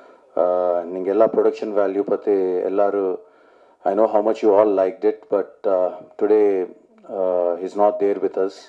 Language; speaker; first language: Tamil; non-native, learner; Telugu